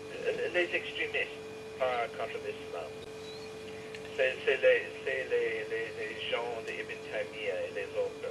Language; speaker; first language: French; non-native, learner; English